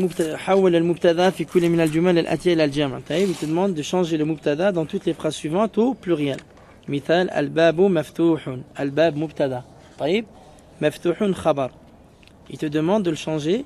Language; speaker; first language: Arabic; early bilingual, heritage; Arabic